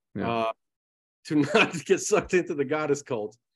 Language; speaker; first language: English; early bilingual, other home language; Russian